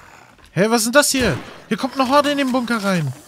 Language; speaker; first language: German; native; German